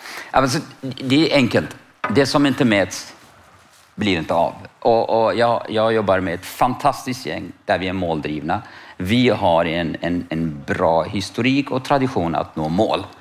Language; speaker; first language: Swedish; non-native, fluent; Kurdish